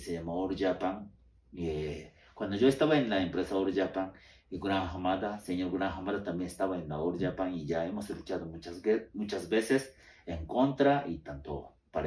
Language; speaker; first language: Spanish; non-native, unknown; Japanese